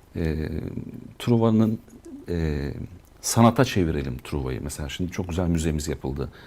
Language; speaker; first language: Turkish; native; Turkish